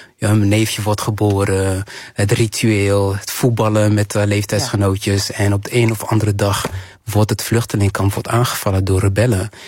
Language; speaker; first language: Dutch; early bilingual, other home language; Kinyarwanda